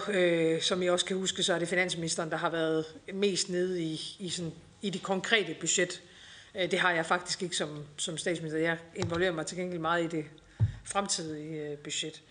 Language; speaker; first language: Danish; native; Danish